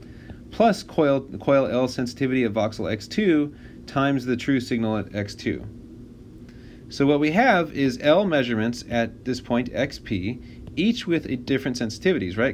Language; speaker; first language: English; native; English